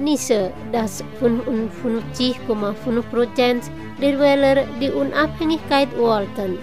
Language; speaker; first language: German; non-native, fluent; Indonesian